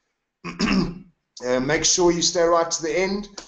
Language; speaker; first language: English; native; English